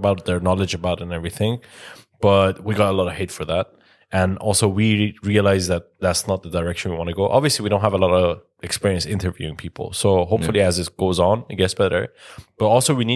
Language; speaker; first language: English; non-native, fluent; Persian